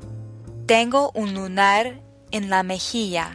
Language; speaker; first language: Spanish; non-native, fluent; English